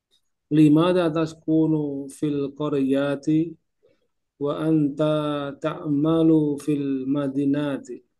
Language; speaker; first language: Arabic; non-native, learner; Indonesian